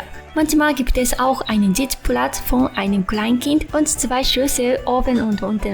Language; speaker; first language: German; non-native, fluent; Japanese